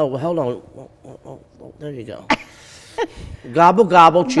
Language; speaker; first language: English; native; English